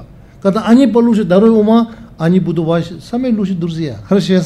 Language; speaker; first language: Russian; non-native, learner; Tibetan